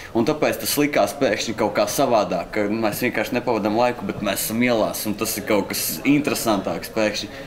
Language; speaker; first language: Latvian; native; Latvian